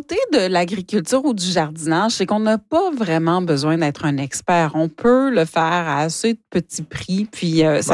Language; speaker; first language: French; native; French